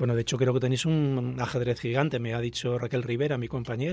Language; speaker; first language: Spanish; native; Spanish